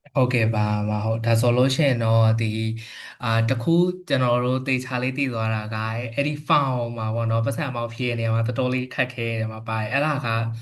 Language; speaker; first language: Burmese; native; Burmese